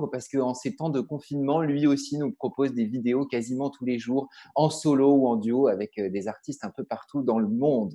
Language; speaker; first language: French; native; French